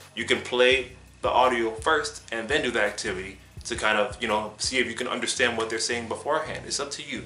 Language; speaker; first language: English; native; English